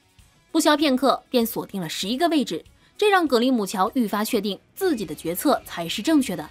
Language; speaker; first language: Chinese; native; Chinese